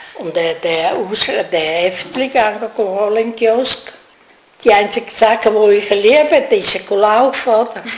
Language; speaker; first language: German; non-native, learner; Italian